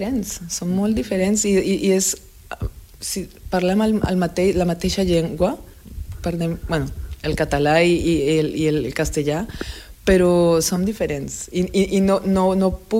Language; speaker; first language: Catalan; non-native, fluent; Spanish